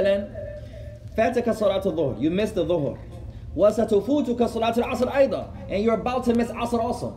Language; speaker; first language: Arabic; non-native, fluent; English